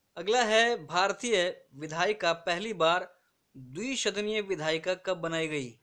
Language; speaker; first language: Hindi; native; Hindi